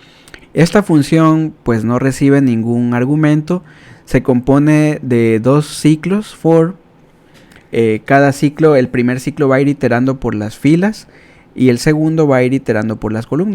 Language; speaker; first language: Spanish; native; Spanish